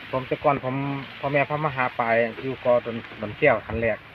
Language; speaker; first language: Thai; non-native, local second language; Northeastern Thai